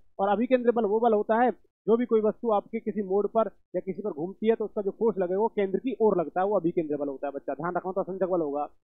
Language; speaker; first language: Hindi; native; Hindi